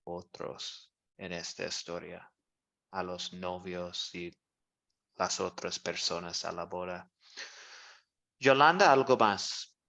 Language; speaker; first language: Spanish; non-native, fluent; English